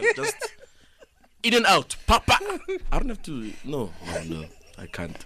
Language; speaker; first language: English; non-native, local second language; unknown